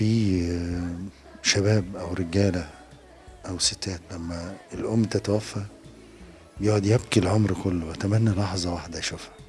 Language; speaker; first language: Arabic; native; Arabic